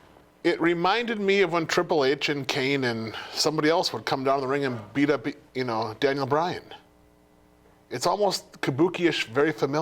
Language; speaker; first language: English; native; English